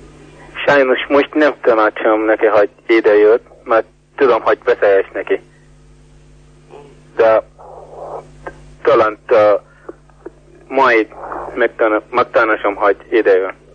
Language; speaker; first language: Hungarian; non-native, learner; Arabic